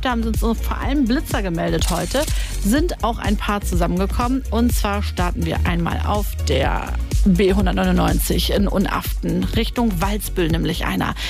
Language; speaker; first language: German; native; German